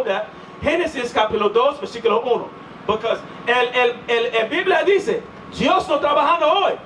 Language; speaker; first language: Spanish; non-native, learner; English